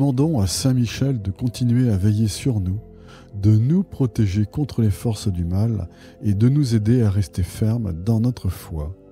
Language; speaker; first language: French; native; French